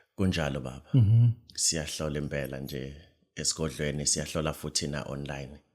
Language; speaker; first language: Zulu; native; Zulu